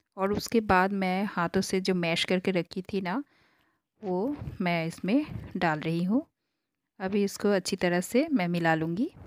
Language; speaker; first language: Hindi; non-native, local second language; Bangla